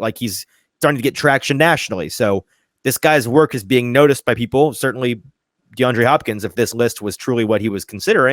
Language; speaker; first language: English; native; English